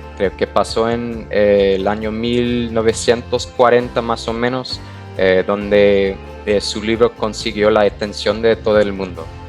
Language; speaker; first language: Spanish; non-native, fluent; English